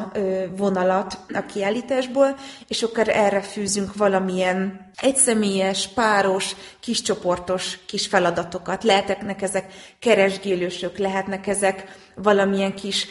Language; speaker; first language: Hungarian; native; Hungarian